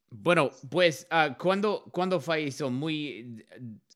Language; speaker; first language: Spanish; non-native, learner; English